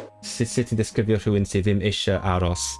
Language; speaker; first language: Welsh; non-native, learner; Cantonese